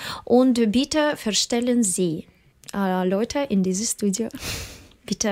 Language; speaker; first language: German; non-native, learner; Russian